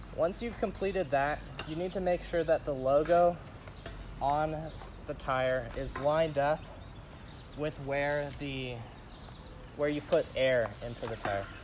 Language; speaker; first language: English; native; English